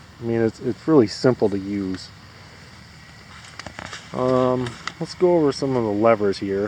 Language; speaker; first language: English; native; English